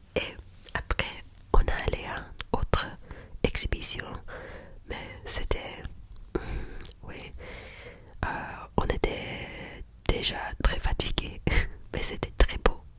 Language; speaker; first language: French; non-native, learner; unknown